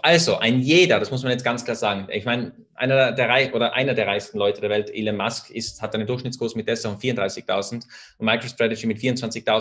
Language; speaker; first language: German; native; German